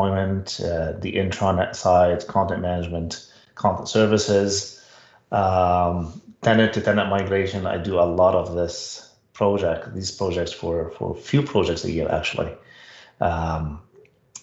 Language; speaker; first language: English; non-native, fluent; Arabic